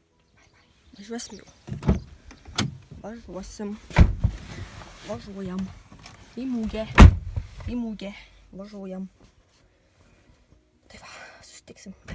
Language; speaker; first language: Lithuanian; native; Lithuanian